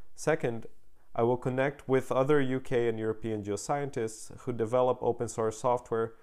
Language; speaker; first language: English; non-native, fluent; Portuguese